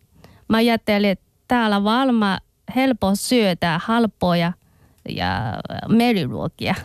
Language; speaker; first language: Finnish; non-native, learner; Chinese